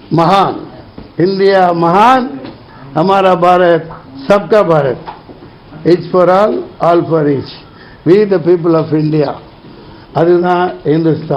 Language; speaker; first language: Hindi; non-native, local second language; Tamil